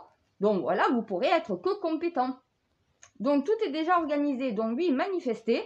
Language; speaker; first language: French; native; French